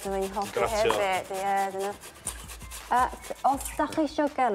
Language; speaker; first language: Welsh; non-native, learner; Japanese